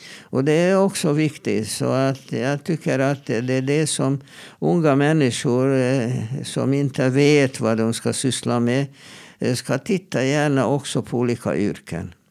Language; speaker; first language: Swedish; non-native, fluent; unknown